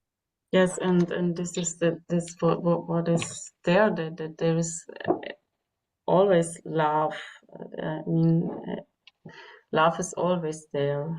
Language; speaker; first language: English; non-native, fluent; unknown